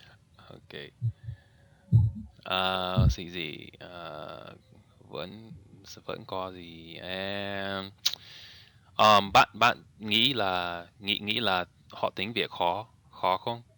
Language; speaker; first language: Vietnamese; non-native, learner; English